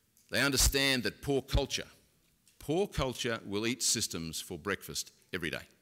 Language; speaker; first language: English; native; English